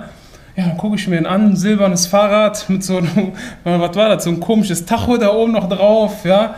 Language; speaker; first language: German; native; German